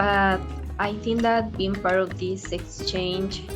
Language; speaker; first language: English; non-native, fluent; Spanish